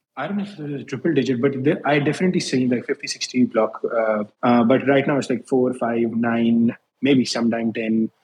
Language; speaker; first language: English; non-native, local second language; Hindi